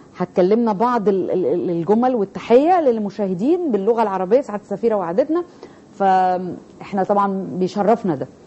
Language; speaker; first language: Arabic; native; Arabic